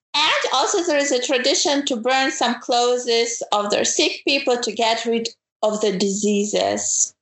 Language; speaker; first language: English; non-native, fluent; Ukrainian